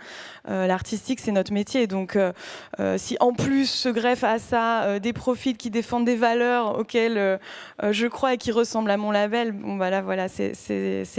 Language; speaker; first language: French; native; French